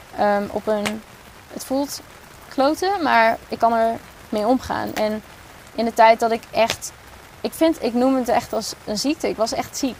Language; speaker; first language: Dutch; native; Dutch